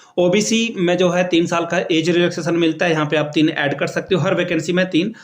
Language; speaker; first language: Hindi; native; Hindi